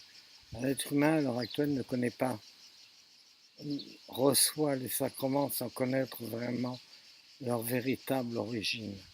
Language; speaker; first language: French; native; French